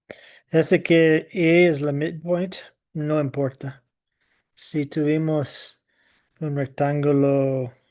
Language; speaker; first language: Spanish; non-native, fluent; English